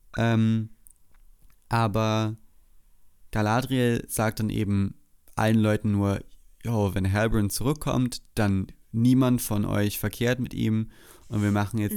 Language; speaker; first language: German; native; German